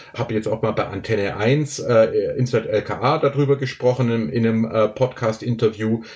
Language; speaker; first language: German; native; German